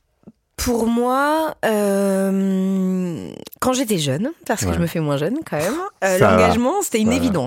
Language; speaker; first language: French; native; French